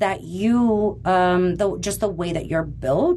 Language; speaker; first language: English; native; English